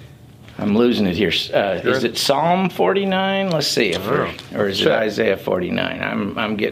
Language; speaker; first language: English; native; English